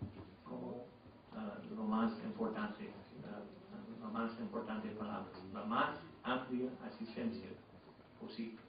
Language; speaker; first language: Spanish; non-native, fluent; English